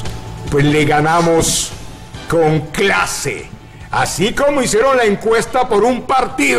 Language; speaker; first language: Spanish; native; Spanish